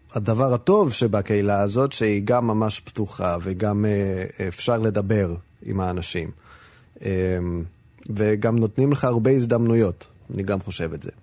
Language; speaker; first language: Hebrew; non-native, fluent; Spanish